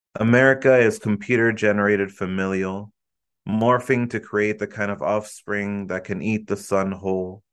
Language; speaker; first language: English; early bilingual, other home language; Spanish